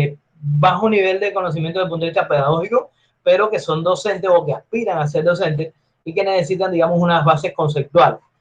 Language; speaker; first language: Spanish; native; Spanish